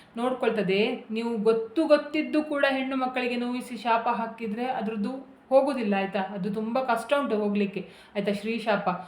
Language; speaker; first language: Kannada; non-native, local second language; Konkani